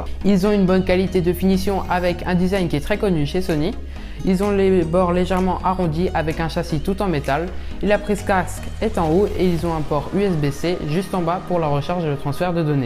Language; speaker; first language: French; native; French